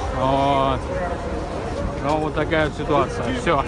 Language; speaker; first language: Russian; native; Russian